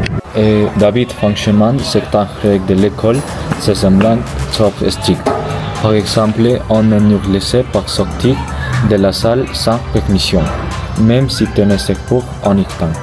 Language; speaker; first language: French; non-native, learner; Spanish